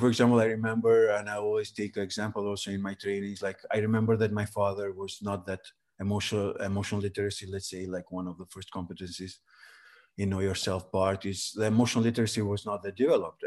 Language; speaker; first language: English; non-native, fluent; Serbian